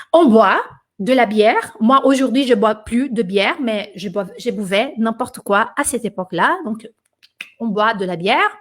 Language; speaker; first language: French; non-native, fluent; Portuguese